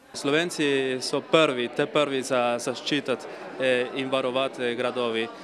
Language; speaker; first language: Slovenian; early bilingual, heritage; Spanish